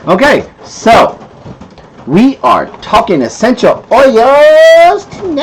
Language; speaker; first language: English; native; English